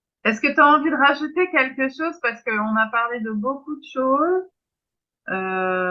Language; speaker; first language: French; native; French